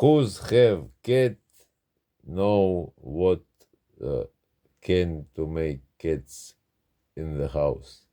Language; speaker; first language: English; non-native, learner; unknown